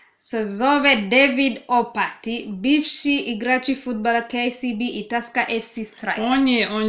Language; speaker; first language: Serbian; non-native, learner; Swahili